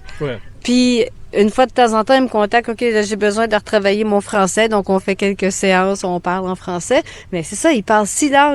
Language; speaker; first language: French; native; French